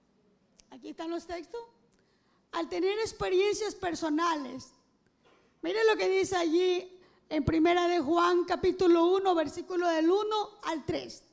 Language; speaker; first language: Spanish; native; Spanish